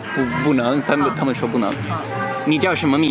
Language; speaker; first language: Chinese; non-native, learner; Italian